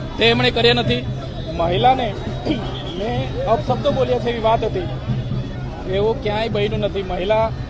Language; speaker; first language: Gujarati; non-native, local second language; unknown